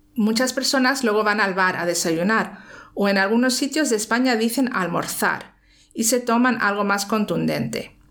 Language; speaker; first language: Spanish; native; Spanish